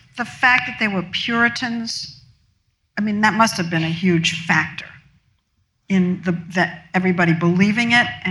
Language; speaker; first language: English; native; English